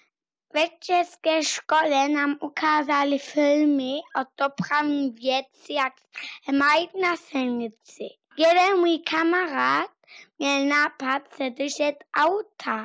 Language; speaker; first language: Czech; early bilingual, heritage; Czech